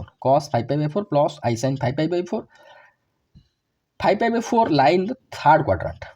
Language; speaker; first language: English; non-native, local second language; Odia